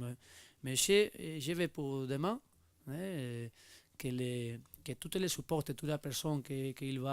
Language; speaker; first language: French; non-native, learner; Spanish